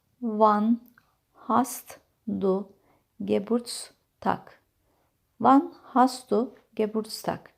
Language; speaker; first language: German; non-native, fluent; Turkish